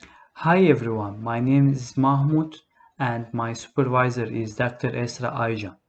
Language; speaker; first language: English; non-native, learner; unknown